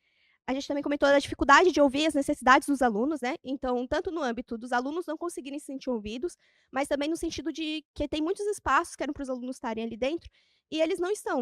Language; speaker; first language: Portuguese; native; Portuguese